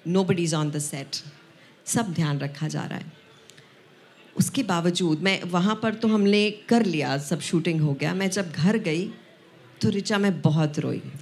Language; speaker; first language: Hindi; non-native, local second language; Punjabi